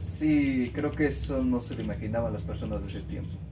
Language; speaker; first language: Spanish; native; Spanish